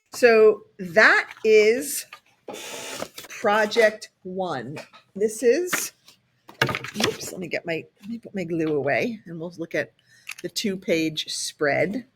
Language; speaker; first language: English; native; English